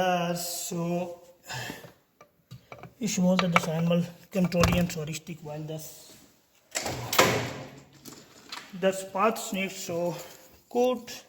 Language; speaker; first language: German; non-native, learner; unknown